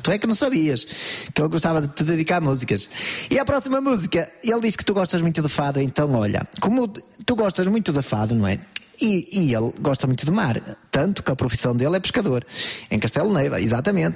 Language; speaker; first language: Portuguese; native; Portuguese